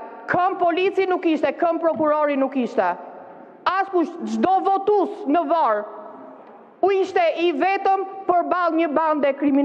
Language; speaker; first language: Albanian; native; Albanian